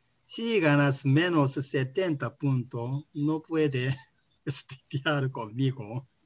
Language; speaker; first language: Spanish; non-native, learner; Korean